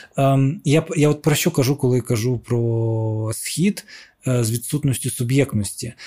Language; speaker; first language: Ukrainian; non-native, local second language; Russian